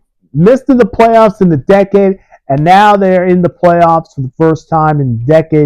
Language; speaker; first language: English; early bilingual, other home language; Spanish